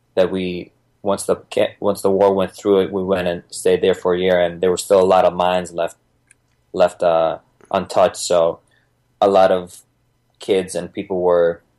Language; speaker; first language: English; early bilingual, other home language; Bosnian